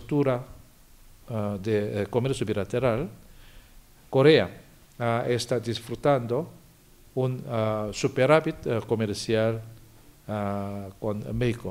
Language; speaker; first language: Spanish; non-native, fluent; Korean